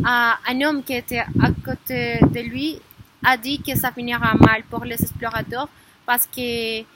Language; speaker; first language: French; non-native, learner; Spanish